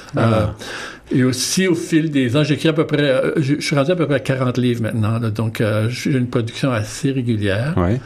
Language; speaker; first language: French; native; French